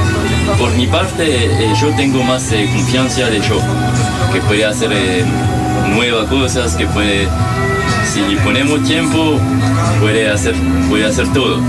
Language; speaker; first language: Spanish; non-native, learner; French